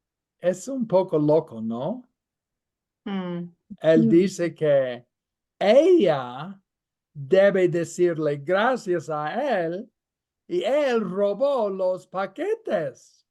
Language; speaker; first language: Spanish; non-native, fluent; English